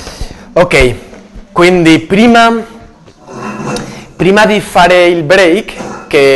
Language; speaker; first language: Italian; non-native, learner; Spanish